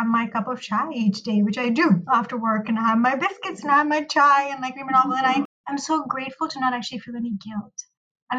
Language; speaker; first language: English; non-native, local second language; Urdu